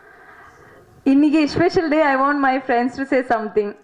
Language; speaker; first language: Tamil; non-native, learner; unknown